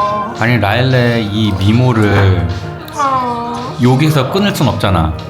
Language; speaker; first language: Korean; native; Korean